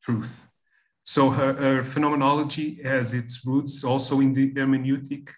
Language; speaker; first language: English; non-native, fluent; Portuguese